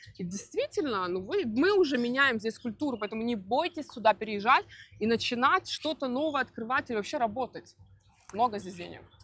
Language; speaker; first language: Russian; native; Russian